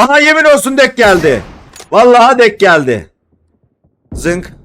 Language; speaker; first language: Turkish; native; Turkish